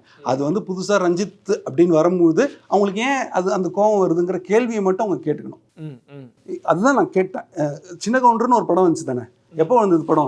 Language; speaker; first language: Tamil; native; Tamil